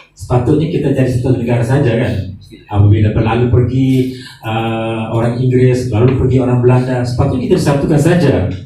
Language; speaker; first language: Malay; native; Malay